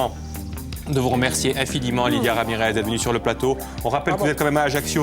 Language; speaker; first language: French; native; French